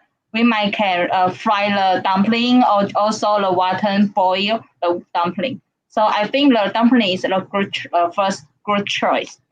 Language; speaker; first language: English; non-native, learner; Chinese